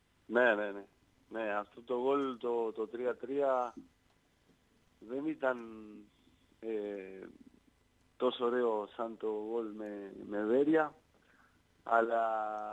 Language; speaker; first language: Greek; non-native, learner; Spanish